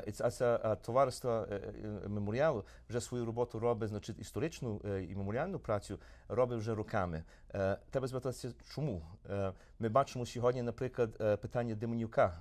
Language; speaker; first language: Ukrainian; early bilingual, heritage; Ukrainian